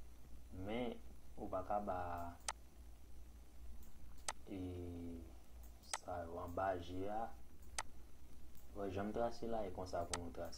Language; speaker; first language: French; non-native, learner; Haitian Creole